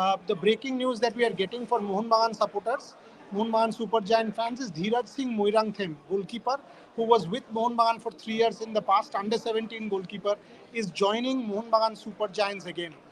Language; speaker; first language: English; non-native, local second language; Bangla